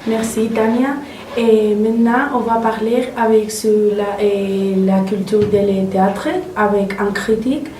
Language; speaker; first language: French; non-native, learner; Spanish